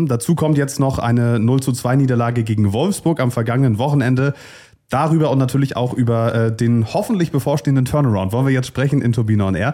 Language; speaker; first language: German; native; German